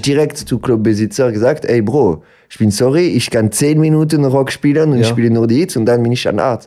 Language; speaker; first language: German; non-native, local second language; French